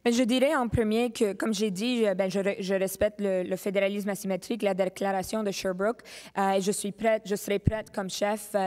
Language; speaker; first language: French; non-native, local second language; English